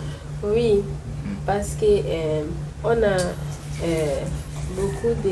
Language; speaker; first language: French; non-native, learner; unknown